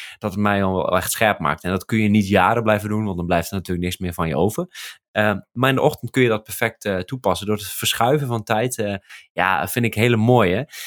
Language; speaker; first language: Dutch; native; Dutch